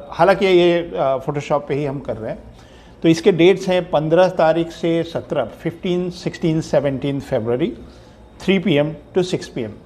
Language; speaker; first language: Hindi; native; Hindi